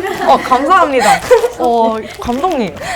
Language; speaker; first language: Korean; non-native, fluent; Thai